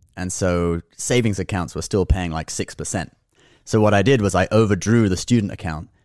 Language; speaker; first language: English; native; English